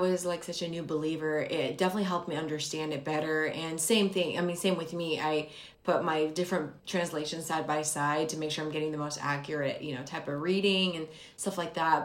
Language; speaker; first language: English; early bilingual, other home language; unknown